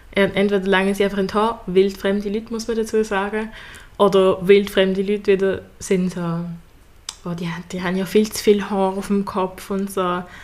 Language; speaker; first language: German; native; German